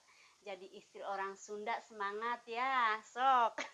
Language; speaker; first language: Indonesian; native; Indonesian